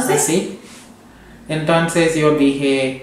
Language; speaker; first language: Spanish; non-native, learner; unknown